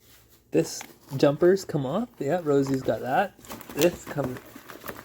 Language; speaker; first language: English; native; English